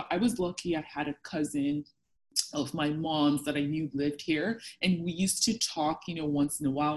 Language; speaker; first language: English; non-native, local second language; Yoruba